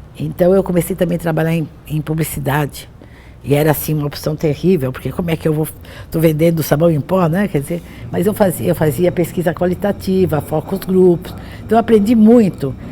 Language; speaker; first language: Portuguese; native; Portuguese